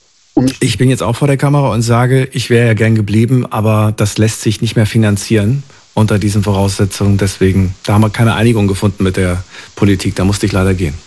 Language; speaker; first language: German; native; German